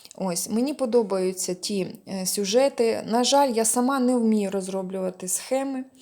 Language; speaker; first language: Ukrainian; non-native, local second language; Russian